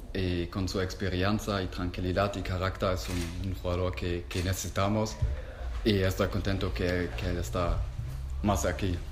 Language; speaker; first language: Spanish; non-native, learner; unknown